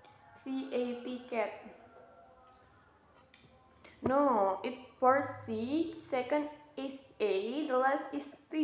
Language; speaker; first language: English; non-native, learner; Indonesian